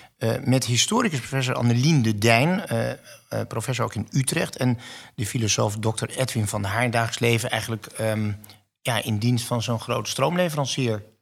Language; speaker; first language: Dutch; native; Dutch